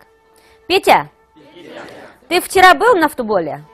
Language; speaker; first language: Russian; non-native, fluent; Chinese